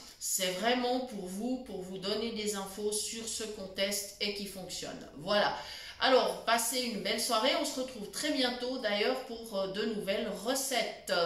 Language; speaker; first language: French; native; French